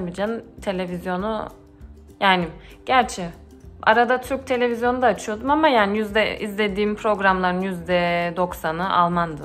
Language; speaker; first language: Turkish; early bilingual, heritage; Turkish